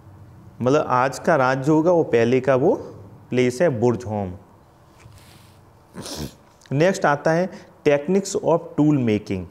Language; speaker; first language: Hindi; native; Hindi